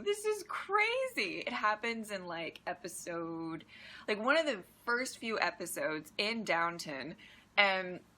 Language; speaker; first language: English; native; English